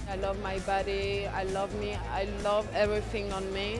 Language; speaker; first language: English; non-native, learner; French